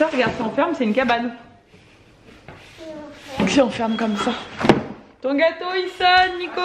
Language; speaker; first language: French; native; French